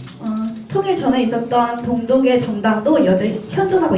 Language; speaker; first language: Korean; native; Korean